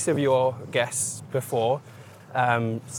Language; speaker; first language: English; native; English